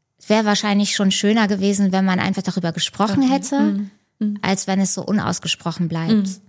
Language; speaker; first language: German; native; German